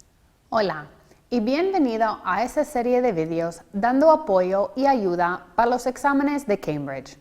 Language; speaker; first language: Spanish; non-native, fluent; English